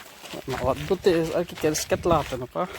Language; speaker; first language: Dutch; non-native, learner; Filipino